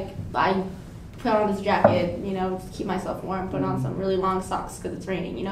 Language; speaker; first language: English; native; English